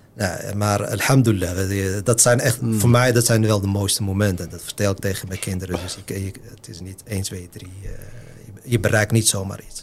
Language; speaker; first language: Dutch; non-native, fluent; Arabic